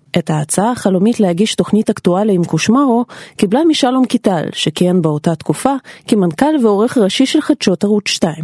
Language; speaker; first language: Hebrew; non-native, fluent; Russian